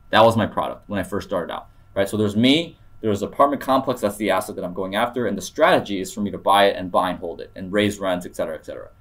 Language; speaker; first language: English; early bilingual, other home language; Korean